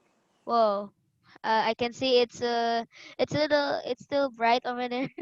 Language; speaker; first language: English; non-native, learner; Indonesian